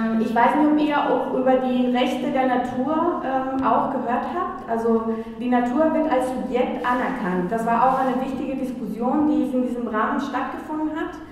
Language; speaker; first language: German; non-native, fluent; Spanish